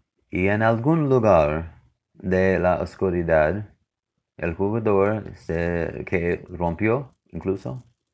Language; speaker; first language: Spanish; non-native, learner; English